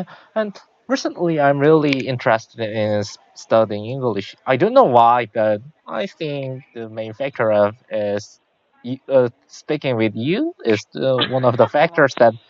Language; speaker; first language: English; non-native, learner; Korean